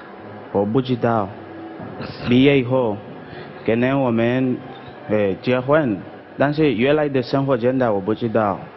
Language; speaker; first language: Chinese; non-native, learner; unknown